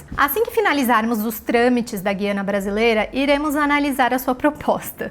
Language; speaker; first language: Portuguese; native; Portuguese